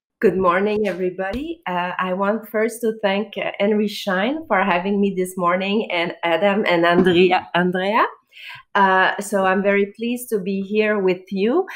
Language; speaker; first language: English; non-native, fluent; French